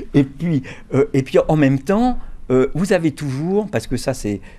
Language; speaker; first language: French; native; French